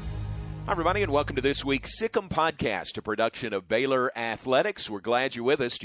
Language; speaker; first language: English; native; English